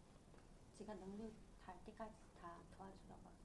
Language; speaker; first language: Korean; non-native, learner; Chinese